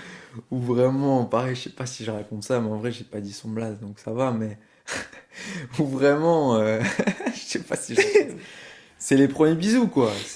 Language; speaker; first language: French; native; French